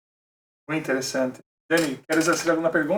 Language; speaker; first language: Spanish; non-native, learner; Portuguese